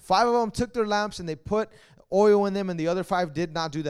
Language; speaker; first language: English; early bilingual, other home language; Spanish